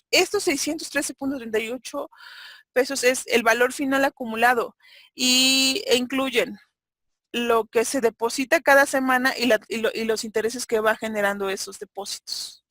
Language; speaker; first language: Spanish; native; Spanish